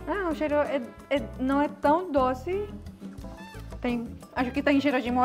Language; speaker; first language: Portuguese; non-native, fluent; Spanish